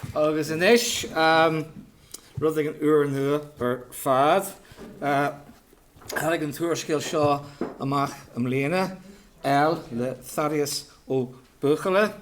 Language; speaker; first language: Irish; native; Irish